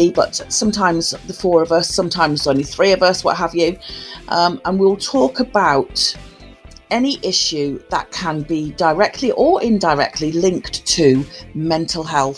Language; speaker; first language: English; native; English